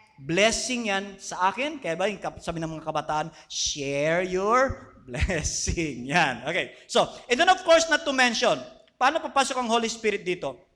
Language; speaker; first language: Filipino; non-native, fluent; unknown